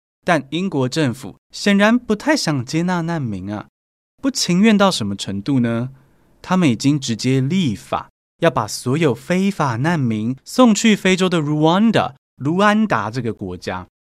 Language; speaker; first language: Chinese; native; Chinese